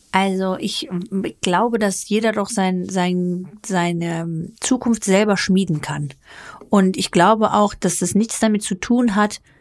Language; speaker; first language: German; early bilingual, other home language; Greek